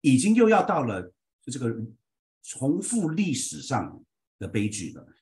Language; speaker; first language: Chinese; early bilingual, heritage; Chinese